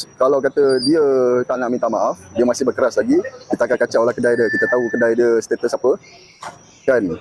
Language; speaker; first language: Malay; native; Malay